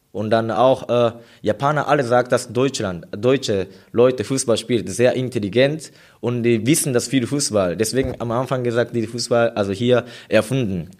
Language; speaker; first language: German; non-native, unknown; Japanese